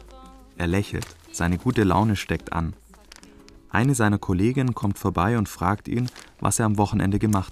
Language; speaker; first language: German; native; German